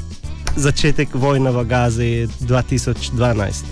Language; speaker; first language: Slovenian; non-native, learner; Arabic